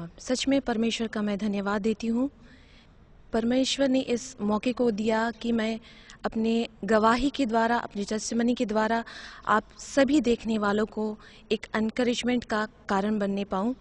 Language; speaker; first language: Hindi; non-native, local second language; Odia